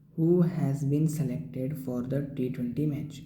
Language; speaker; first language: English; non-native, local second language; Kannada